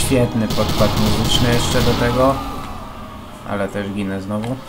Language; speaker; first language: Polish; native; Polish